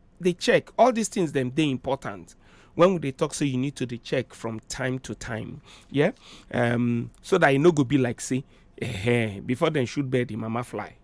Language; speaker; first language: Nigerian Pidgin; native; Nigerian Pidgin